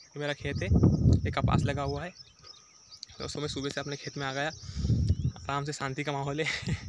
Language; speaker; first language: Hindi; native; Hindi